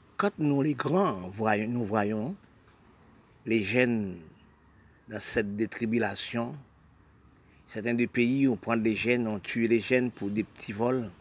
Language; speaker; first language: French; non-native, local second language; Haitian Creole